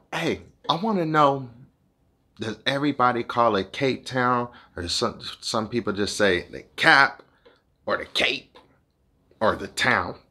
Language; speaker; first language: English; native; English